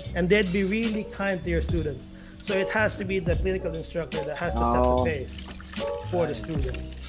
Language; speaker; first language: English; non-native, local second language; Cebuano